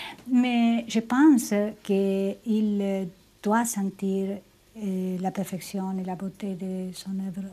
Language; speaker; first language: French; non-native, fluent; Spanish